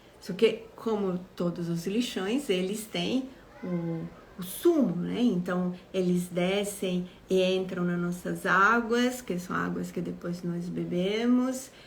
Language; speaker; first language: Portuguese; non-native, fluent; Italian